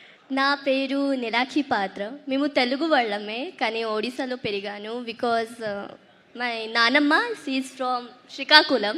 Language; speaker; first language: Telugu; non-native, local second language; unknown